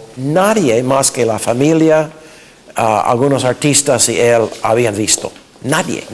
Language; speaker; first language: Spanish; non-native, fluent; English